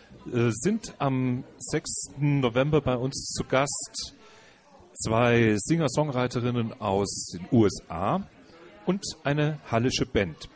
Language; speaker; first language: German; native; German